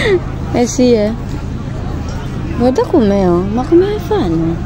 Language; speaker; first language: Italian; non-native, learner; Filipino